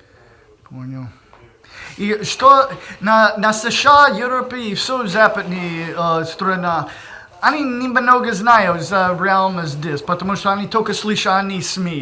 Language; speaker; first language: Russian; non-native, learner; English